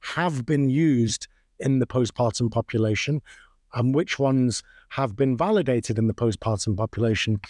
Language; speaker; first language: English; native; English